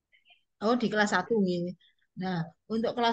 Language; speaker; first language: Indonesian; native; Indonesian